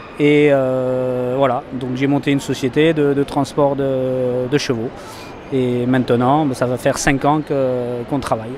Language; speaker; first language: French; native; French